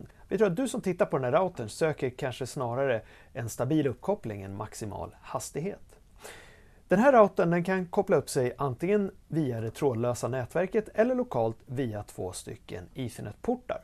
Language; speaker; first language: Swedish; native; Swedish